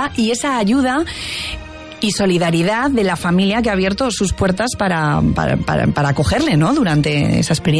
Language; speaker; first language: Spanish; native; Spanish